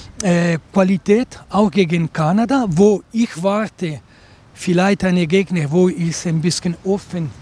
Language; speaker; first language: German; non-native, local second language; Italian